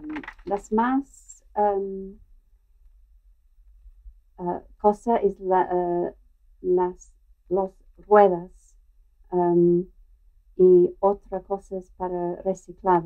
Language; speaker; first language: Spanish; non-native, learner; English